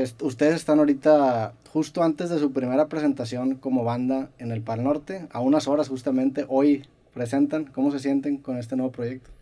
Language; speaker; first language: Spanish; native; Spanish